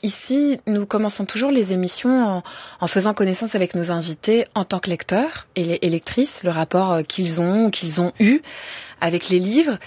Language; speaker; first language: French; native; French